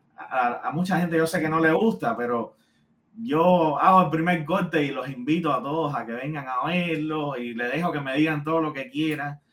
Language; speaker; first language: Spanish; native; Spanish